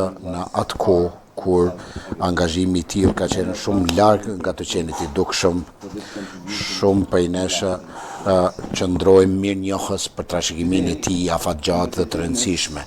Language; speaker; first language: Albanian; native; Albanian